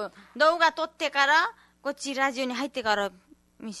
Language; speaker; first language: Japanese; non-native, learner; Nepali